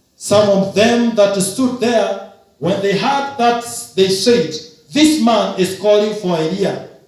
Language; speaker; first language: English; non-native, local second language; Swahili